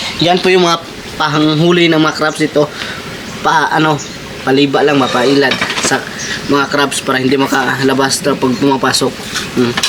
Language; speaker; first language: Filipino; non-native, local second language; Cebuano